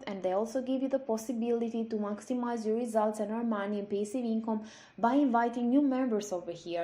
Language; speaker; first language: English; non-native, fluent; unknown